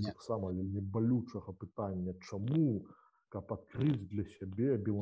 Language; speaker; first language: Polish; non-native, learner; Belarusian